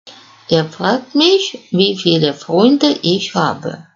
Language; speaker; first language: German; non-native, fluent; Russian